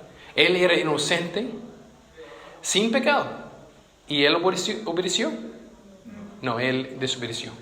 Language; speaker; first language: Spanish; non-native, fluent; English